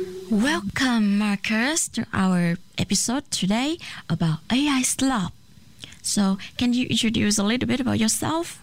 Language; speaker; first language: English; non-native, fluent; Chinese